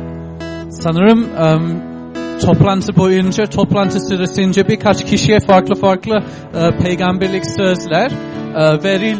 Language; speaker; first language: Turkish; non-native, fluent; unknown